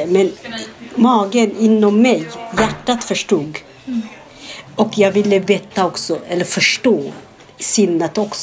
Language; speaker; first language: Swedish; non-native, fluent; Amharic